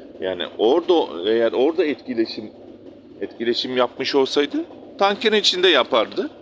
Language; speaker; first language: Turkish; native; Turkish